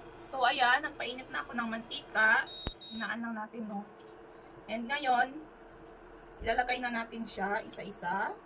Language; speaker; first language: Filipino; native; Filipino